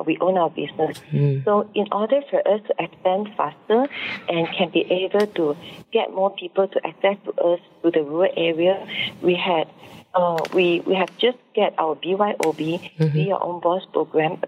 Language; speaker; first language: English; non-native, local second language; Min Nan Chinese